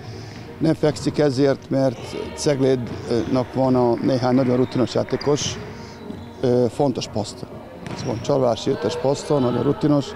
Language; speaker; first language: Hungarian; non-native, fluent; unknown